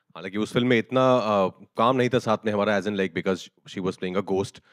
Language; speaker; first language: Hindi; native; Hindi